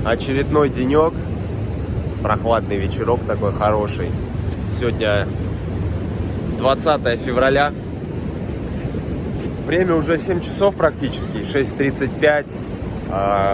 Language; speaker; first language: Russian; native; Russian